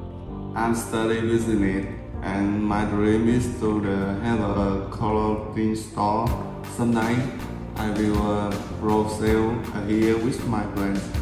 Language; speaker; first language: English; non-native, learner; Vietnamese